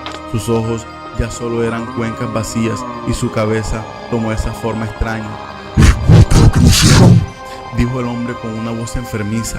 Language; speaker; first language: Spanish; native; Spanish